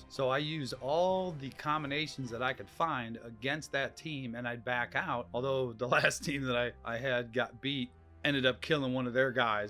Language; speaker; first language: English; native; English